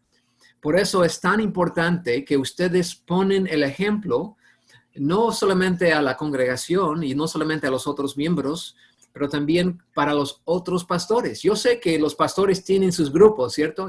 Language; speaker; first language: Spanish; non-native, fluent; English